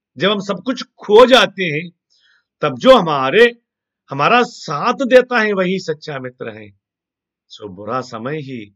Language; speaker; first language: Hindi; non-native, local second language; Telugu